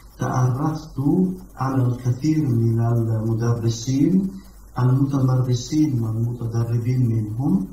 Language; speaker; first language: Arabic; non-native, learner; Italian